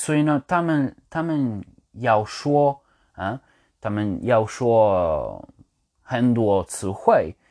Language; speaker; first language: Chinese; non-native, learner; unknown